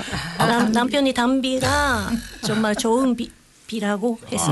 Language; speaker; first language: Korean; non-native, fluent; Japanese